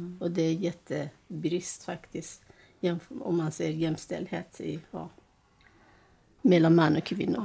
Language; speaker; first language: Swedish; non-native, learner; Persian